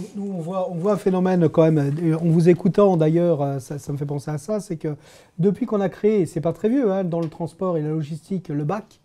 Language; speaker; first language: French; native; French